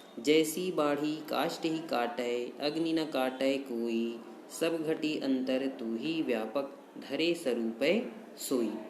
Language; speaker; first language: Hindi; native; Hindi